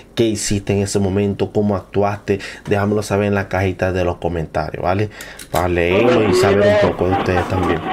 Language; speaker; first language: Spanish; native; Spanish